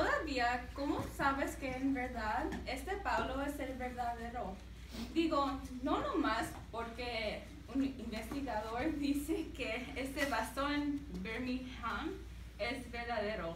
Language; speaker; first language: Spanish; non-native, learner; English